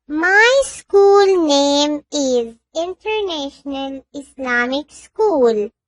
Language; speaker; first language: English; non-native, learner; Urdu